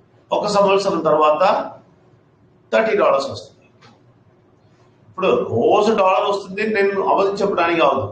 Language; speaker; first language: Telugu; non-native, fluent; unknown